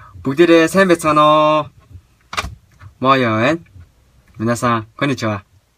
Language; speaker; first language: Japanese; non-native, fluent; Mongolian